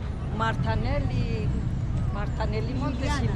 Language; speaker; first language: Spanish; native; Spanish